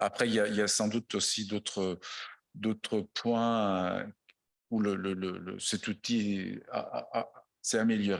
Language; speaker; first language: French; non-native, fluent; Italian